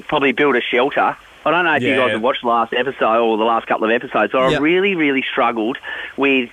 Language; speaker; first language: English; native; English